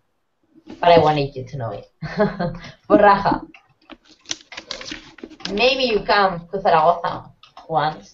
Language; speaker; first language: English; non-native, fluent; Spanish